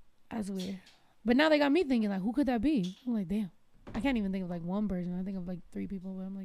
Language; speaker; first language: English; early bilingual, other home language; Spanish